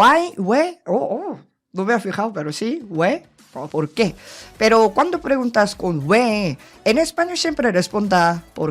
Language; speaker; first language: Spanish; non-native, learner; Korean